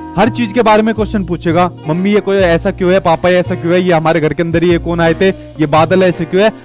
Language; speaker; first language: Hindi; native; Hindi